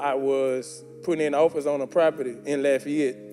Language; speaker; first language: English; native; English